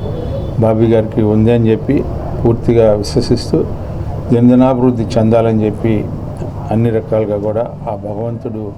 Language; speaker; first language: Telugu; native; Telugu